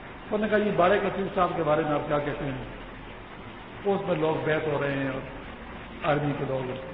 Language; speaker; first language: Urdu; non-native, local second language; Pashto